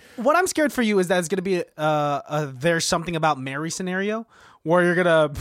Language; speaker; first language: English; native; English